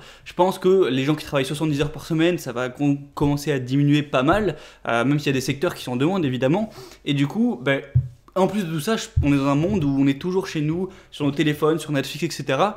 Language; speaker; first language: French; native; French